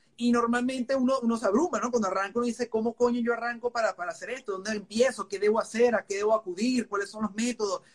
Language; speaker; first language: Spanish; native; Spanish